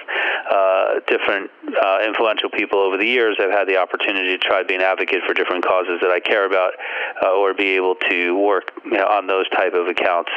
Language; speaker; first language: English; native; English